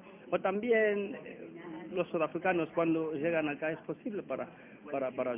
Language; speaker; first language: Spanish; non-native, learner; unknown